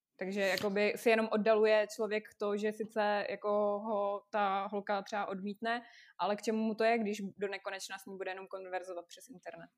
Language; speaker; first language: Czech; non-native, fluent; Russian